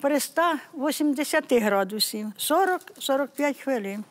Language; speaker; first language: Ukrainian; native; Ukrainian